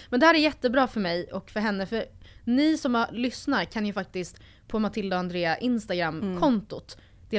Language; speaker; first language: Swedish; native; Swedish